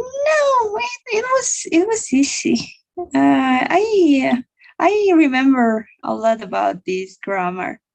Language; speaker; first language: English; non-native, learner; Spanish